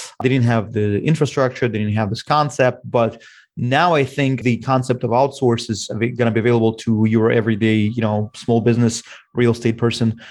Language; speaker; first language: English; non-native, fluent; Russian